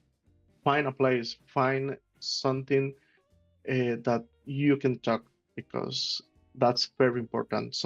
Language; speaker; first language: English; non-native, learner; Spanish